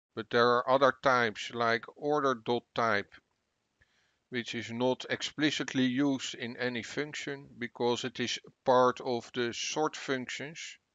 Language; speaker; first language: English; non-native, fluent; Dutch